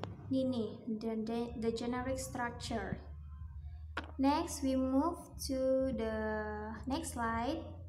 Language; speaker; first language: English; non-native, learner; Minangkabau